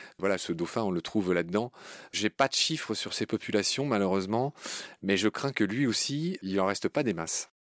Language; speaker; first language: French; native; French